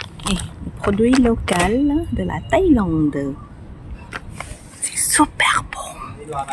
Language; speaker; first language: French; non-native, fluent; Thai